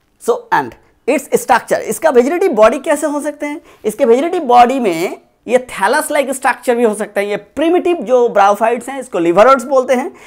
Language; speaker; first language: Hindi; non-native, local second language; Bangla